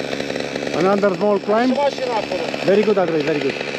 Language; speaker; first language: English; non-native, learner; Romanian